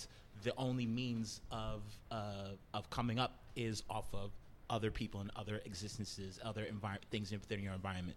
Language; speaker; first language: English; native; English